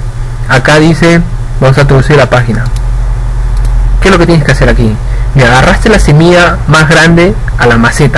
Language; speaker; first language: Spanish; native; Spanish